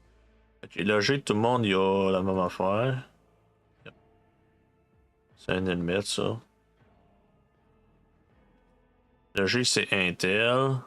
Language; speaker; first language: French; native; French